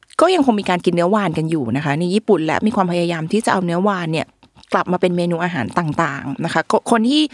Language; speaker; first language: Thai; native; Thai